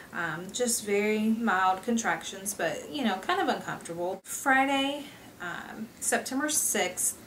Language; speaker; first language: English; native; English